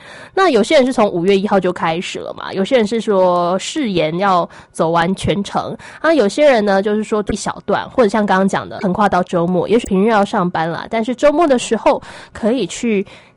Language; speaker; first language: Chinese; native; Chinese